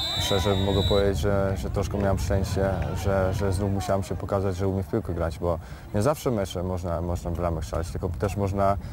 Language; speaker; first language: Polish; early bilingual, heritage; Polish